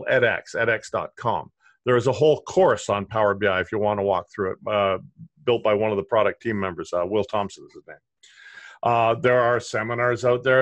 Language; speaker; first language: English; native; English